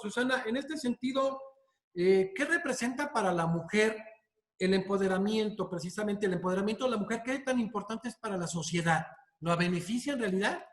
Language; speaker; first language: Spanish; native; Spanish